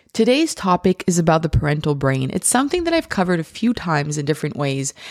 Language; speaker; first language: English; native; English